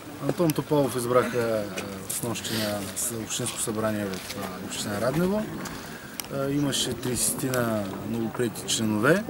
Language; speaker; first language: Bulgarian; native; Bulgarian